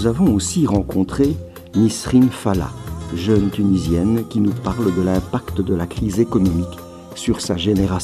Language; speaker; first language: French; native; French